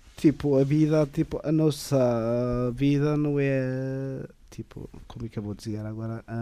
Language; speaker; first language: Portuguese; non-native, learner; Tigrinya